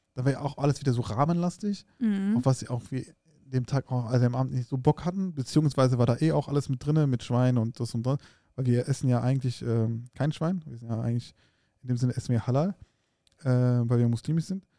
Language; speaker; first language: German; early bilingual, other home language; Arabic